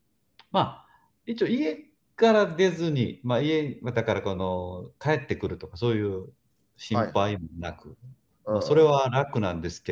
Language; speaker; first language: Japanese; native; Japanese